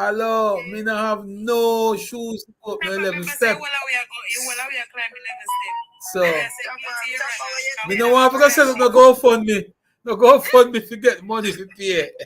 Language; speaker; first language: English; native; English